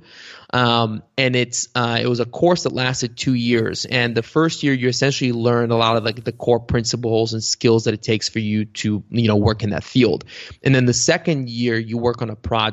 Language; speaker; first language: English; early bilingual, other home language; Bulgarian